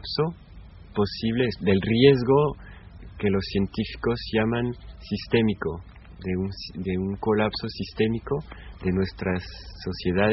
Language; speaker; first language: Spanish; non-native, fluent; French